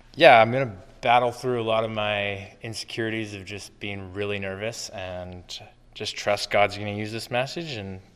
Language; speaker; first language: English; native; English